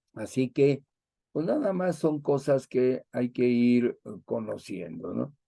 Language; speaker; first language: Spanish; native; Spanish